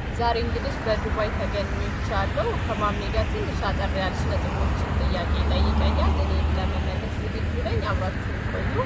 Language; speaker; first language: Amharic; native; Amharic